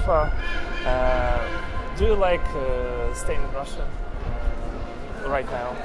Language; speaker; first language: English; non-native, learner; Russian